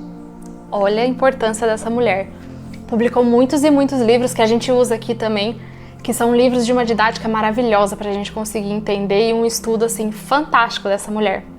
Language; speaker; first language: Portuguese; native; Portuguese